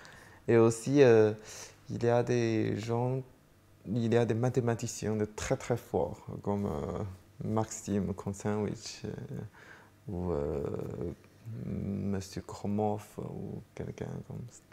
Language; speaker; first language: French; non-native, fluent; Chinese